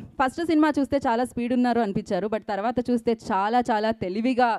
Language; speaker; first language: Telugu; native; Telugu